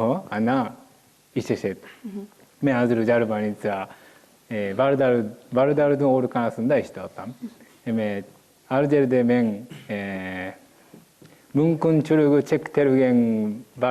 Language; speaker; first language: Kyrgyz; non-native, learner; Japanese